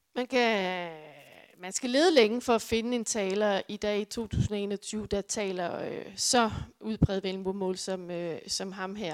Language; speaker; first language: Danish; native; Danish